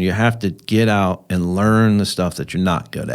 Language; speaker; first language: English; native; English